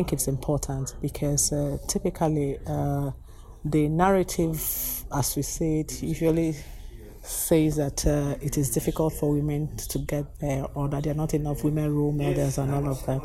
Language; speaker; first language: English; non-native, local second language; Igbo